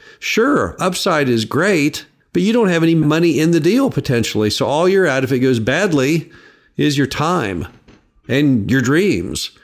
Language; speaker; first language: English; native; English